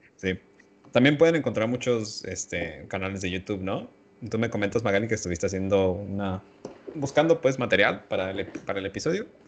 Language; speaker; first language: Spanish; native; Spanish